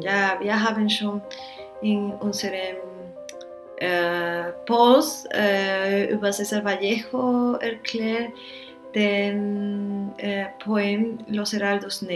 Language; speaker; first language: German; non-native, learner; Spanish